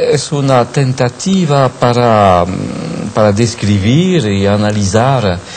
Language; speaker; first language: Spanish; non-native, fluent; French